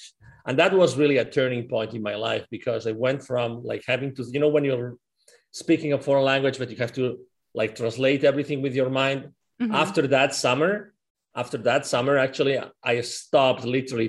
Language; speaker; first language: English; non-native, fluent; Spanish